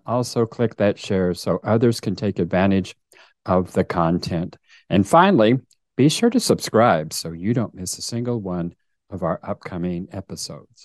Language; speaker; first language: English; native; English